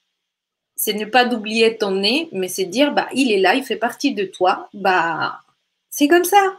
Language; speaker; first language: French; native; French